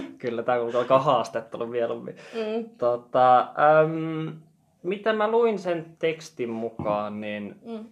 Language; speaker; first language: Finnish; non-native, local second language; Swedish